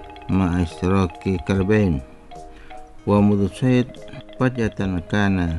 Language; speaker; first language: Arabic; non-native, fluent; Indonesian